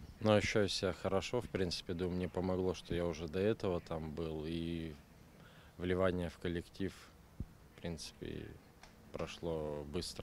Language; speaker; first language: Russian; native; Russian